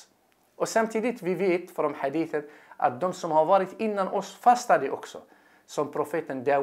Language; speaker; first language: Swedish; non-native, fluent; Arabic